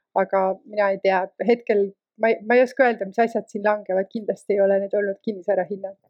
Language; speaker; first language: Estonian; native; Estonian